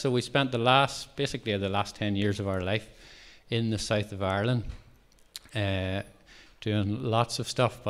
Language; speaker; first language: English; native; English